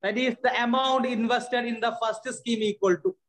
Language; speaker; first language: English; non-native, local second language; Malayalam